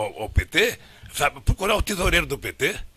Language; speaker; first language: Portuguese; native; Portuguese